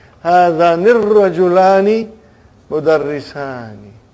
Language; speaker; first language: Arabic; non-native, fluent; Bangla